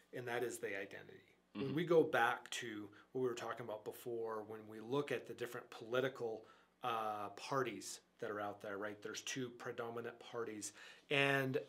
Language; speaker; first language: English; native; English